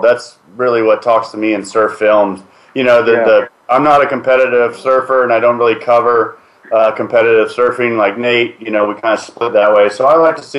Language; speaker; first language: English; native; English